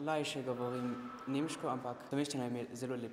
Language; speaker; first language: Slovenian; early bilingual, heritage; Slovenian